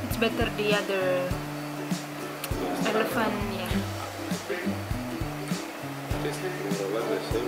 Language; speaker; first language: English; non-native, fluent; Indonesian